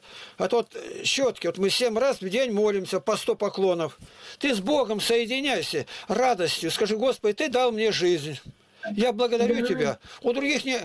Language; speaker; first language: Russian; native; Russian